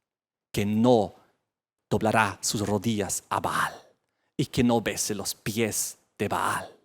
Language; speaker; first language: Spanish; native; Spanish